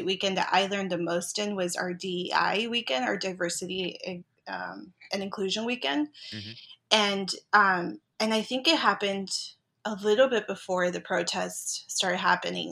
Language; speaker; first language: English; native; English